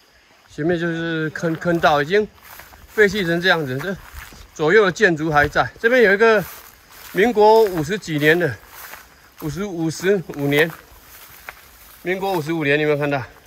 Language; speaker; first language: Chinese; native; Chinese